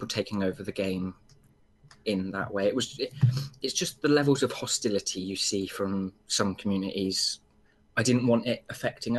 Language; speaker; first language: English; native; English